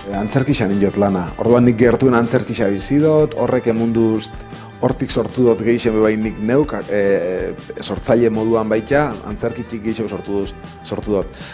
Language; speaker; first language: Basque; native; Basque